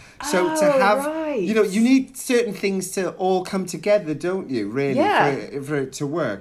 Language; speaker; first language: English; native; English